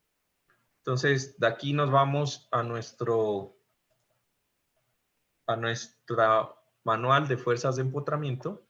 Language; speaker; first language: Spanish; native; Spanish